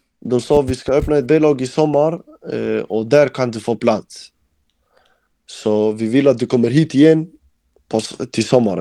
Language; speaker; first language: Swedish; early bilingual, other home language; Albanian